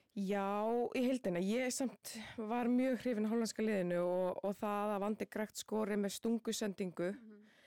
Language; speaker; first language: Icelandic; native; Icelandic